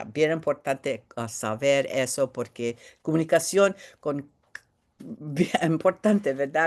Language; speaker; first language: Spanish; early bilingual, heritage; Spanish